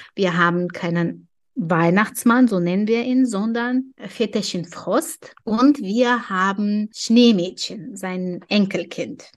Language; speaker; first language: German; non-native, fluent; Tajik